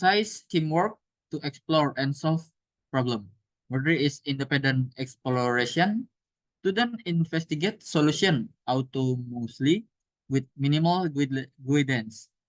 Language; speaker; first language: English; non-native, learner; Indonesian